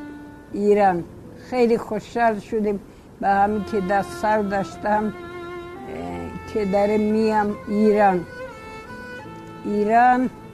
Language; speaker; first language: Persian; early bilingual, other home language; Polish